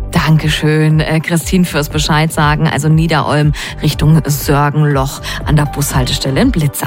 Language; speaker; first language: German; native; German